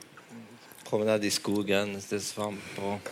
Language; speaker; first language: Swedish; non-native, fluent; French